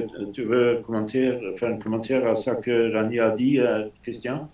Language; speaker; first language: French; non-native, fluent; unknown